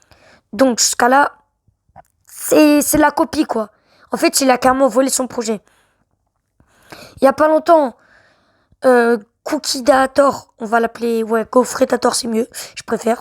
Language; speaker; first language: French; native; French